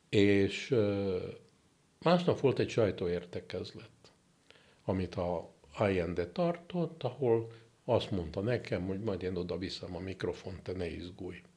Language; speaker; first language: Hungarian; native; Hungarian